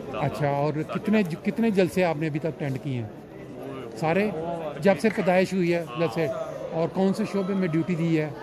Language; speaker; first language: Urdu; non-native, local second language; Punjabi